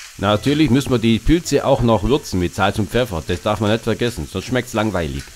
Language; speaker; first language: German; native; German